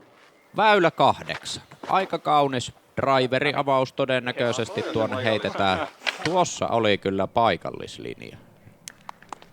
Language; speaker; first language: Finnish; native; Finnish